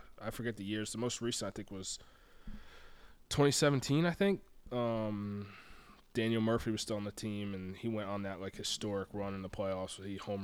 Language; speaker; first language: English; native; English